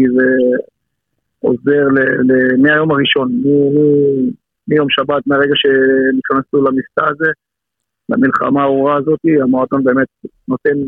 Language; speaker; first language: Hebrew; native; Hebrew